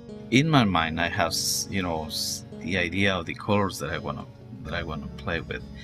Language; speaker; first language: English; non-native, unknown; Spanish